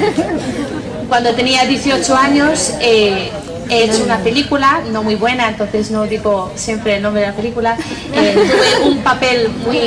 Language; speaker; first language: Spanish; non-native, fluent; English